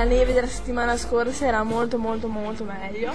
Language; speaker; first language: Italian; native; Italian